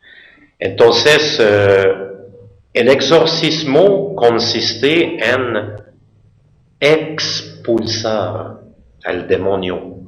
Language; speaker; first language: Spanish; non-native, fluent; French